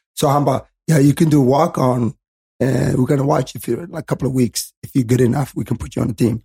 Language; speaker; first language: English; non-native, fluent; Somali